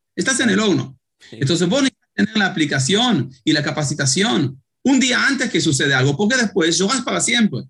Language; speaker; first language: Spanish; early bilingual, heritage; Hebrew